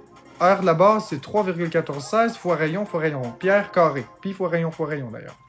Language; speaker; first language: French; native; French